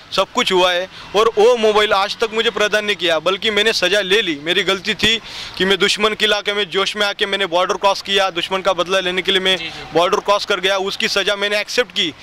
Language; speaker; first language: Hindi; non-native, local second language; Marathi